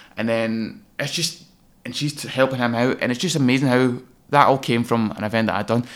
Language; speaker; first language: English; native; English